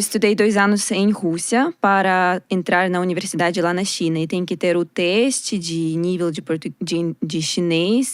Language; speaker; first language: Portuguese; non-native, learner; Russian